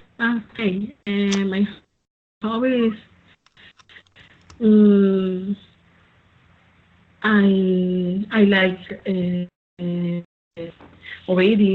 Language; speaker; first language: English; non-native, learner; Spanish